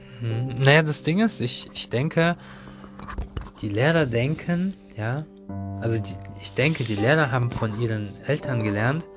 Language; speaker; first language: German; non-native, learner; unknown